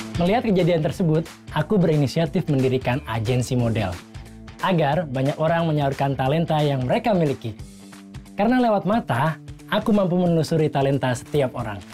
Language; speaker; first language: Indonesian; native; Indonesian